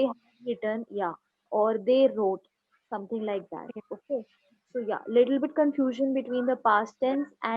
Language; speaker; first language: English; non-native, local second language; Hindi